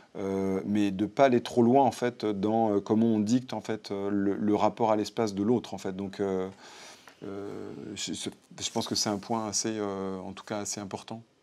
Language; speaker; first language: French; native; French